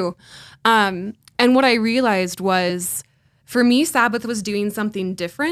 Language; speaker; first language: English; native; English